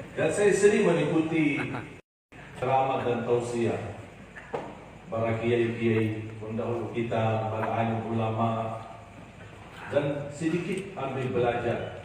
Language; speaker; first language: Indonesian; non-native, fluent; Arabic